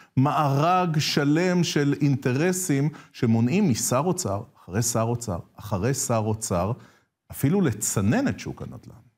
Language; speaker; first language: Hebrew; native; Hebrew